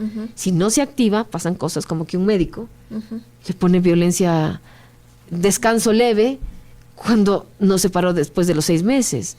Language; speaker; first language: Spanish; native; Spanish